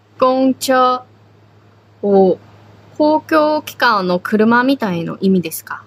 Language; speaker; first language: Japanese; non-native, fluent; Korean